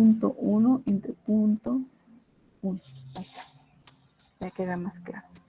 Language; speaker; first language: Spanish; native; Spanish